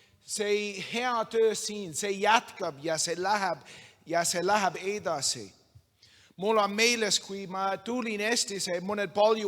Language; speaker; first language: Estonian; non-native, learner; English